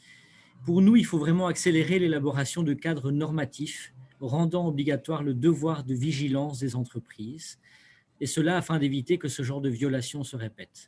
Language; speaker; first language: French; native; French